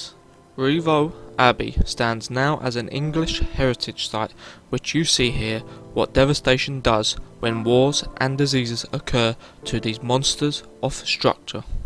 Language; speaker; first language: English; non-native, fluent; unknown